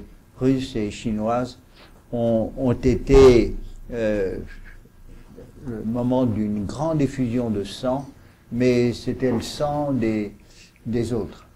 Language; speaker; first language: French; native; French